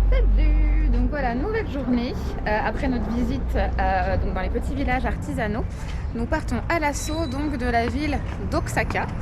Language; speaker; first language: French; native; French